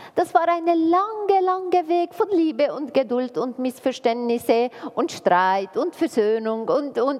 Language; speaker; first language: German; non-native, fluent; Arabic